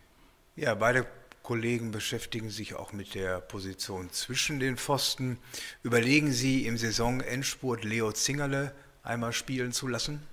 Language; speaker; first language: German; native; German